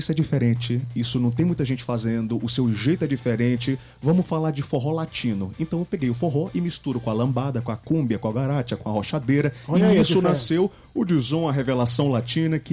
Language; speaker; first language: Portuguese; native; Portuguese